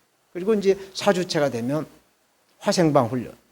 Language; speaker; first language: Korean; native; Korean